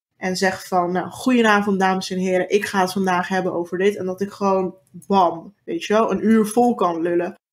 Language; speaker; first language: Dutch; early bilingual, other home language; Turkish